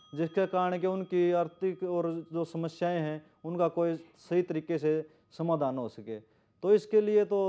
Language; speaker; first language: Hindi; native; Hindi